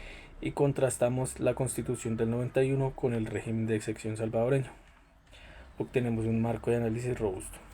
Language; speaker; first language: Spanish; native; Spanish